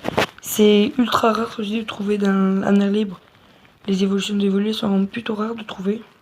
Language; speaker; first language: French; native; French